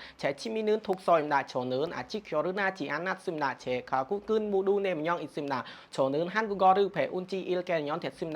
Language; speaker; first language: Korean; non-native, learner; Khmer